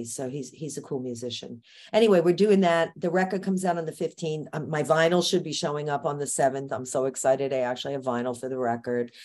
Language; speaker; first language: English; native; English